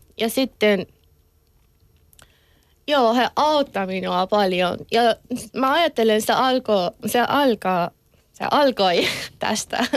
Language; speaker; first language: Finnish; non-native, learner; Persian